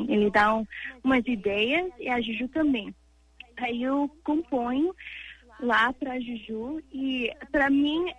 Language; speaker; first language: Portuguese; early bilingual, heritage; English